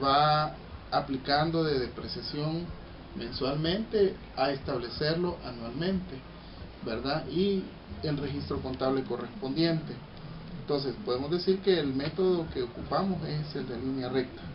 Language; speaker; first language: Spanish; native; Spanish